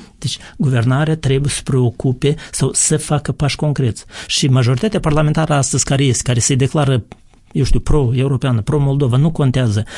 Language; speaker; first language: Romanian; native; Romanian